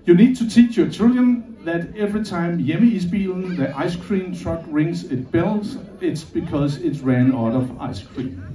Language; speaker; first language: English; non-native, fluent; Danish